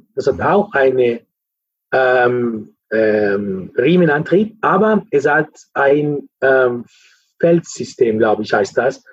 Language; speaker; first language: German; non-native, fluent; Italian